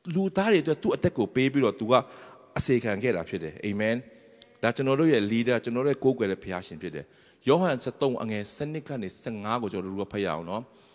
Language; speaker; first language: Burmese; non-native, local second language; Tedim Chin